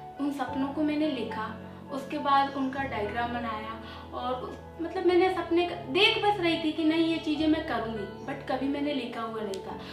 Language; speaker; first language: Hindi; native; Hindi